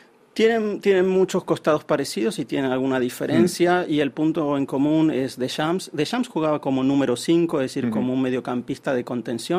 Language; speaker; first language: Spanish; native; Spanish